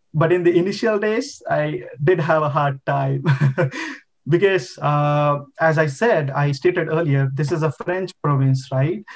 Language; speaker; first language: English; non-native, local second language; Telugu